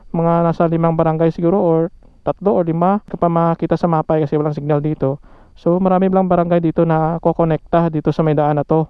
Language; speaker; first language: Filipino; non-native, local second language; Hiligaynon